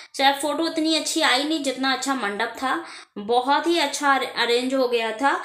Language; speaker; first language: Hindi; native; Hindi